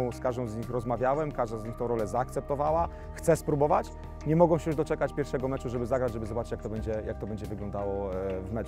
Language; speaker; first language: Polish; native; Polish